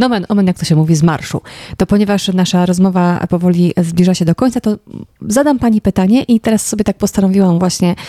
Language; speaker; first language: Polish; native; Polish